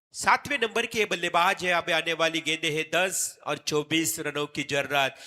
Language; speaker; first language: Hindi; non-native, local second language; Marathi